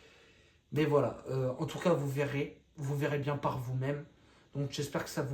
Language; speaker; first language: French; native; French